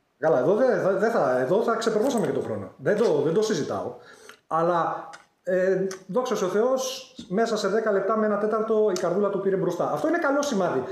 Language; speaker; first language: Greek; native; Greek